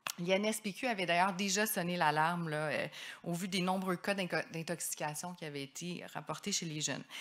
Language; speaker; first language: French; native; French